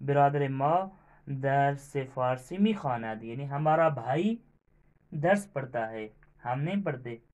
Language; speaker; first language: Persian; non-native, fluent; Urdu